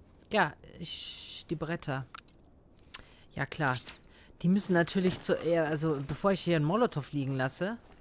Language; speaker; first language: German; native; German